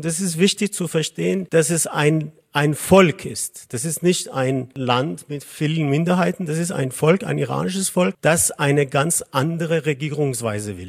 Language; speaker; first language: German; non-native, fluent; Azerbaijani